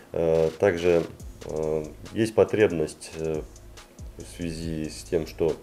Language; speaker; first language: Russian; native; Russian